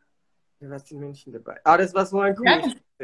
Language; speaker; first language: German; native; German